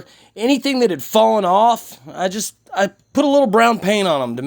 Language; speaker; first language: English; native; English